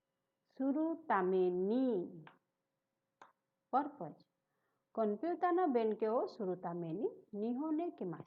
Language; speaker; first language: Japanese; non-native, fluent; Hindi